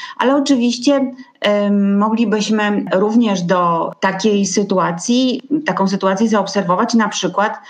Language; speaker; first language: Polish; native; Polish